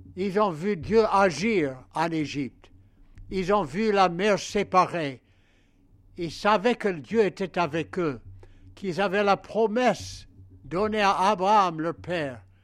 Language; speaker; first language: French; non-native, fluent; English